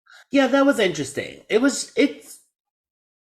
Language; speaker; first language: English; native; English